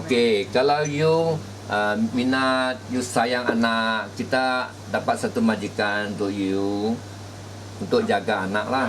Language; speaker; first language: Malay; native; Malay